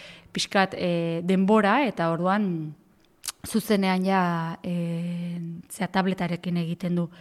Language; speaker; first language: Basque; native; Basque